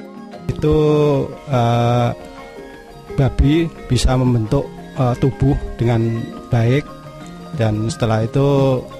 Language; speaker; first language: Indonesian; non-native, local second language; Javanese